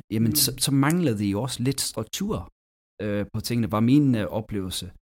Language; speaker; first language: Danish; non-native, fluent; English